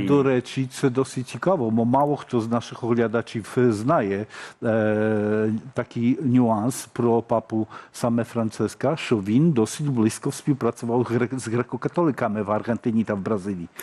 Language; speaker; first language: Polish; non-native, learner; Ukrainian